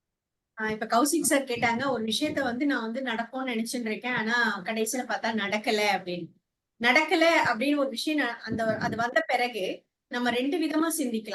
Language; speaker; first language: Tamil; native; Tamil